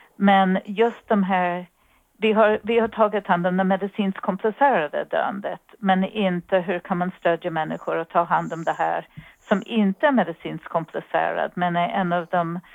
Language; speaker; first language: Swedish; non-native, fluent; English